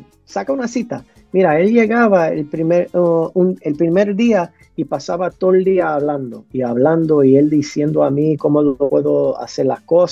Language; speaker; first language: Spanish; early bilingual, heritage; English